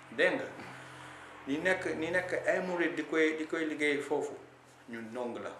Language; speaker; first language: Wolof; non-native, fluent; Italian